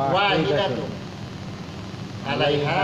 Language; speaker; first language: Arabic; non-native, fluent; Indonesian